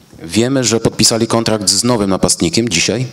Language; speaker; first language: Polish; native; Polish